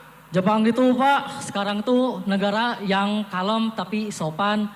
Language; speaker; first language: Indonesian; native; Indonesian